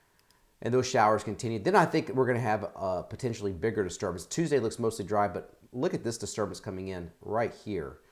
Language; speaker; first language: English; native; English